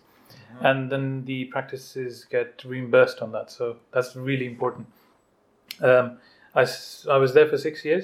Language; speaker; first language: English; non-native, local second language; Urdu